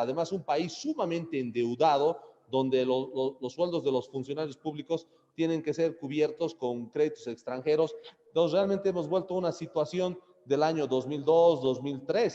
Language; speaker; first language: Spanish; native; Spanish